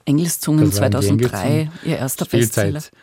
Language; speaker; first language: German; native; German